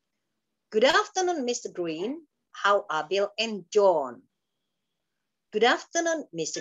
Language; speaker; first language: English; non-native, fluent; Indonesian